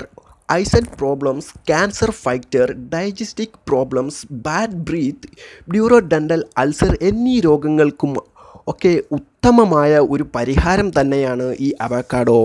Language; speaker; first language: Malayalam; native; Malayalam